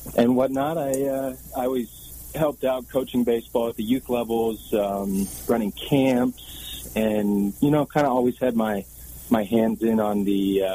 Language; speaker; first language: English; native; English